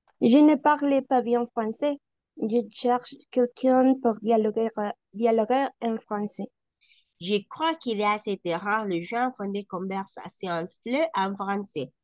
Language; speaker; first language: French; non-native, fluent; Spanish